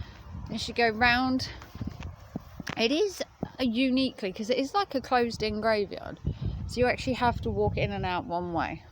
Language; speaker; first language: English; native; English